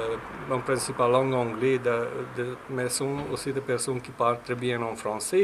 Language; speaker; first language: French; non-native, learner; Hungarian